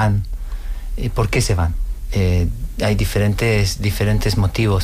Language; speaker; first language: Spanish; non-native, fluent; French